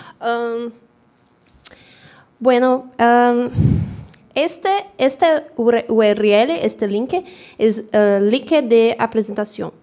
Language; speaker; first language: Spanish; non-native, learner; Portuguese